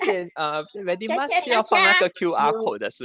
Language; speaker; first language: Chinese; native; Chinese